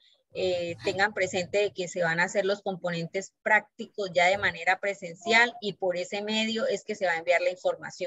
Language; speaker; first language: Spanish; native; Spanish